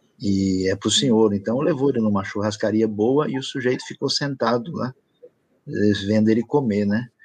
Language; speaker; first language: Portuguese; native; Portuguese